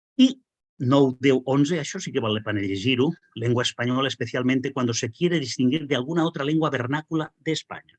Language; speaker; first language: Spanish; non-native, local second language; Catalan